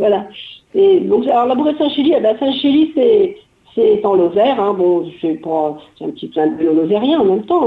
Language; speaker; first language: French; native; French